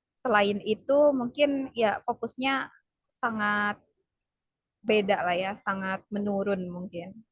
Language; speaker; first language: Indonesian; non-native, local second language; Sundanese